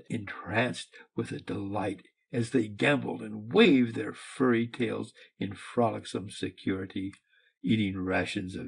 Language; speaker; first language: English; native; English